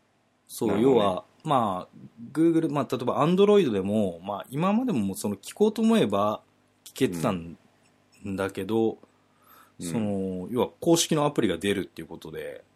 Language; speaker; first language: Japanese; native; Japanese